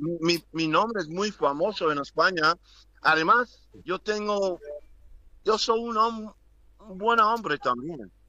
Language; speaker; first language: Spanish; non-native, learner; English